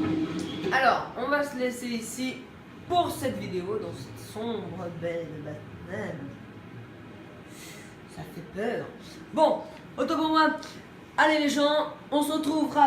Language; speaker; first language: French; native; French